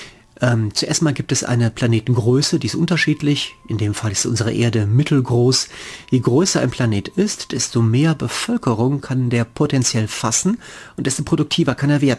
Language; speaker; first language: German; native; German